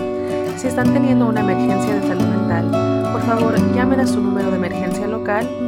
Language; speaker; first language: Spanish; early bilingual, heritage; Spanish